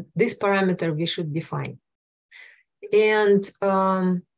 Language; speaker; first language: English; non-native, fluent; Russian